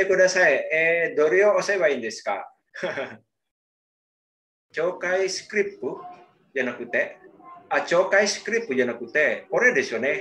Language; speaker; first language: Japanese; non-native, learner; Indonesian